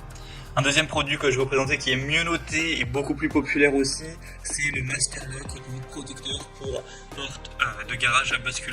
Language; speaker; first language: French; native; French